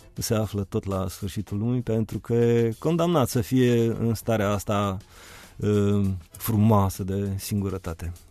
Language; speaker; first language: Romanian; early bilingual, heritage; Bulgarian